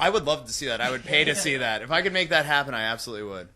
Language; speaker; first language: English; native; English